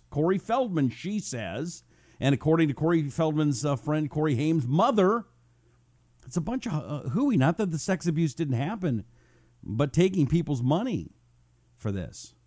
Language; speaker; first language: English; native; English